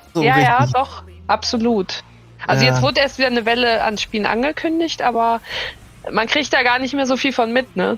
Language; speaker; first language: German; native; German